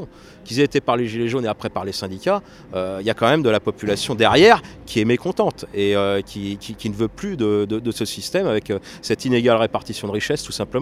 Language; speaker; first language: French; native; French